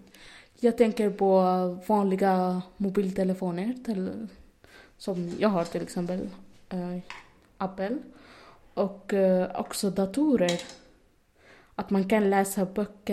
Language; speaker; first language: Swedish; non-native, learner; Arabic